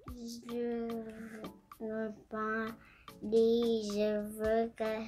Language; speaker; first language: French; non-native, learner; English